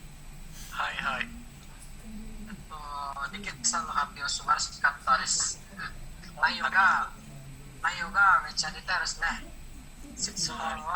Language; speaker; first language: Japanese; non-native, learner; Indonesian